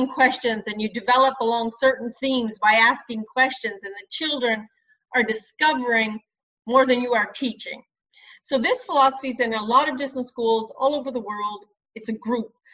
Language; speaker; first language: English; native; English